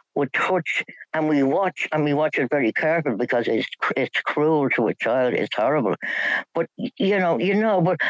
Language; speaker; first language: English; native; English